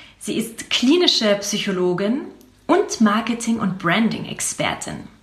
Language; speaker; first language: German; native; German